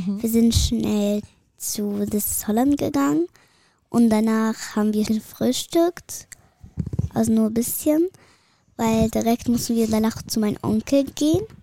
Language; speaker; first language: German; early bilingual, other home language; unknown